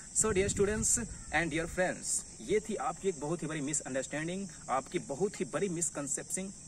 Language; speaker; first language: Hindi; native; Hindi